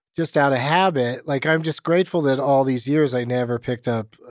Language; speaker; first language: English; native; English